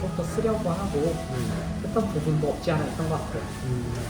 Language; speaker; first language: Korean; native; Korean